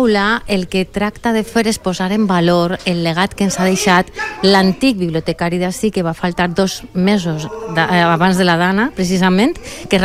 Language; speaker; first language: Catalan; non-native, local second language; Spanish